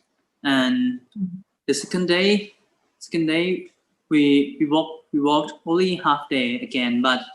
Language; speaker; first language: English; non-native, learner; Thai